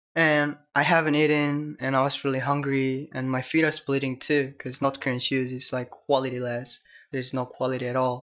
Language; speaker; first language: English; non-native, learner; Korean